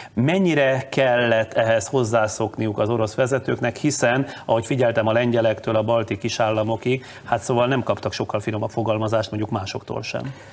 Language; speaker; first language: Hungarian; native; Hungarian